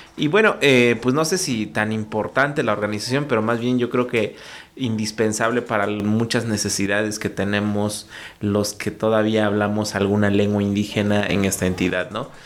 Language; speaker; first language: Spanish; non-native, local second language; Mixtepec Mixtec